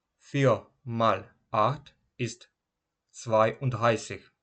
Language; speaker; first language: German; non-native, learner; Ukrainian